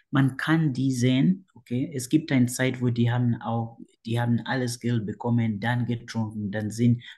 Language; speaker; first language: German; non-native, fluent; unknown